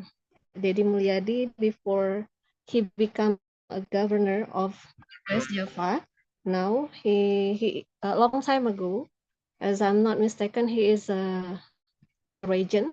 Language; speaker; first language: English; non-native, local second language; Indonesian